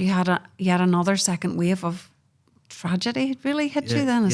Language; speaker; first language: English; native; English